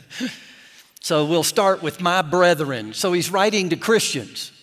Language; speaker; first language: English; native; English